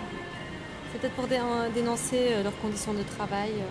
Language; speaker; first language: French; native; French